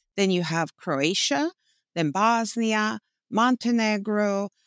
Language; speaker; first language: English; non-native, fluent; Bosnian